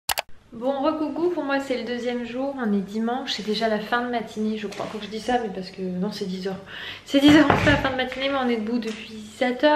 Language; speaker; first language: French; native; French